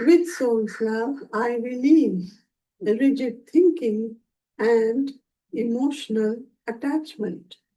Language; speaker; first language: English; non-native, local second language; Hindi